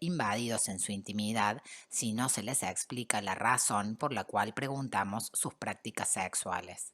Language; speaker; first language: Spanish; native; Spanish